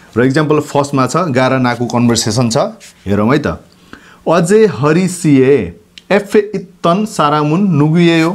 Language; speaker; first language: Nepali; non-native, local second language; Gurung